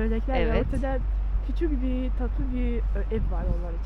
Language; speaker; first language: Turkish; non-native, learner; Russian